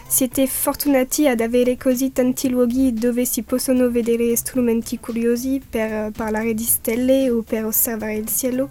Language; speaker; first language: Italian; non-native, learner; French